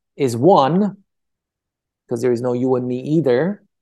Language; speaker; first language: English; early bilingual, other home language; Persian